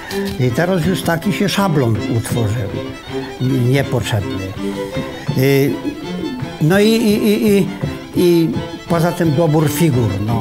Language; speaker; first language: Polish; native; Polish